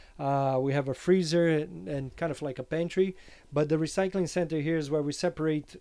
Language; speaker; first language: English; non-native, fluent; Portuguese